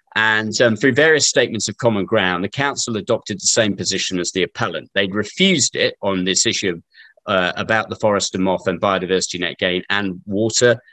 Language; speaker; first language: English; native; English